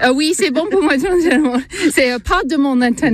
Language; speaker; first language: French; non-native, fluent; English